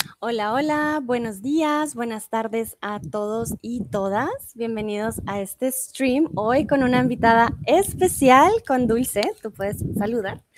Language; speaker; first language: Spanish; native; Spanish